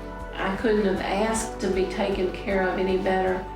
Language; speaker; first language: English; native; English